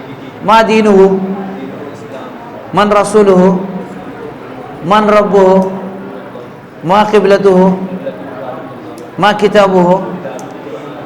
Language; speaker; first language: Arabic; non-native, fluent; Urdu